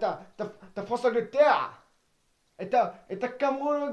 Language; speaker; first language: French; native; French